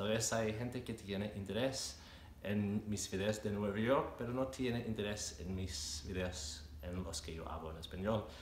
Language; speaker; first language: Spanish; non-native, fluent; English